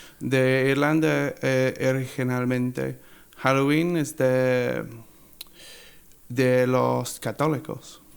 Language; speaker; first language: Spanish; non-native, learner; English